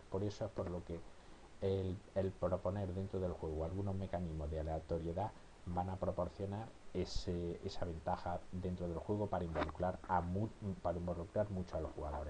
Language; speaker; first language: Spanish; native; Spanish